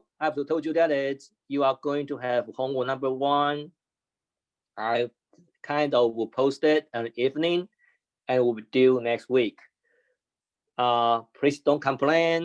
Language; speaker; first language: English; non-native, fluent; Chinese